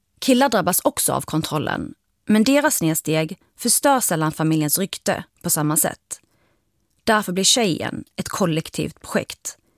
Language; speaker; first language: Swedish; early bilingual, other home language; Arabic